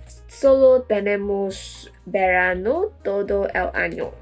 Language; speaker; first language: Spanish; non-native, learner; Malay